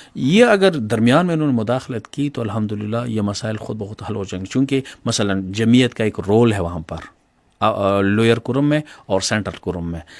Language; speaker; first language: Urdu; non-native, local second language; Pashto